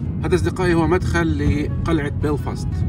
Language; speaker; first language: Arabic; native; Arabic